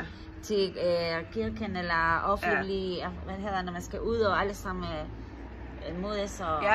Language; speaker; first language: Danish; non-native, learner; Spanish